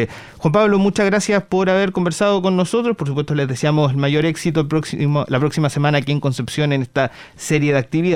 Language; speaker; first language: Spanish; native; Spanish